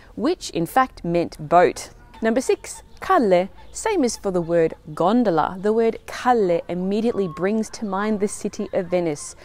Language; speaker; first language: English; native; English